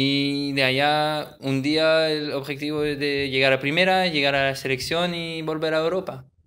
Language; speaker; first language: Spanish; early bilingual, heritage; French